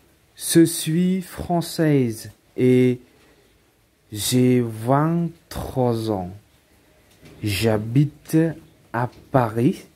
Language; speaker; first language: French; non-native, learner; Khmer